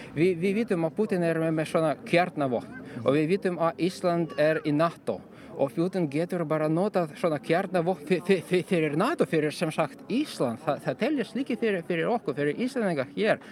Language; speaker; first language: Icelandic; non-native, learner; Ukrainian